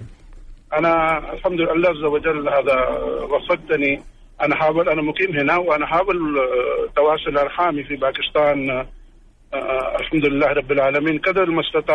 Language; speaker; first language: Arabic; non-native, learner; Urdu